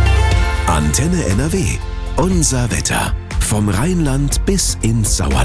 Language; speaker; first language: German; native; German